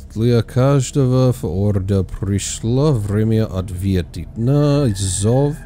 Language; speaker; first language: Russian; non-native, learner; English